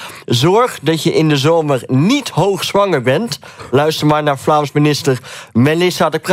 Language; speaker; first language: Dutch; native; Dutch